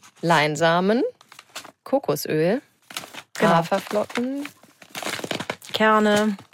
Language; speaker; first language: German; native; German